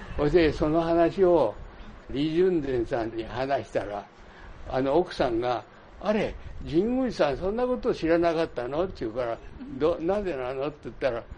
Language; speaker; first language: Japanese; native; Japanese